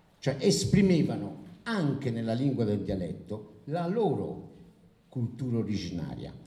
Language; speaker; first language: Italian; native; Italian